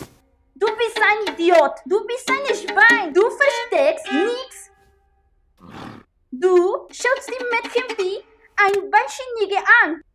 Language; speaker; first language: German; non-native, learner; Spanish